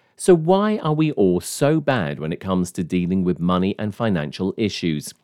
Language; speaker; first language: English; native; English